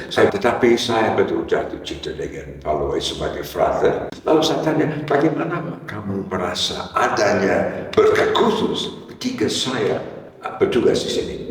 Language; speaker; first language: Indonesian; non-native, fluent; English